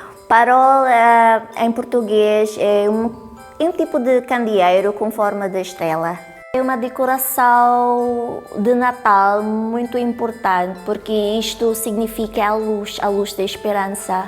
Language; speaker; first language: Portuguese; non-native, fluent; Cebuano